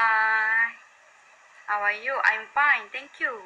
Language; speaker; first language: English; non-native, learner; Korean